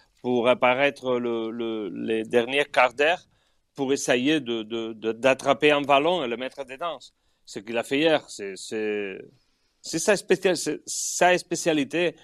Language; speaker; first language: French; non-native, learner; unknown